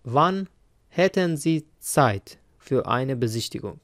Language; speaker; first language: German; non-native, fluent; Persian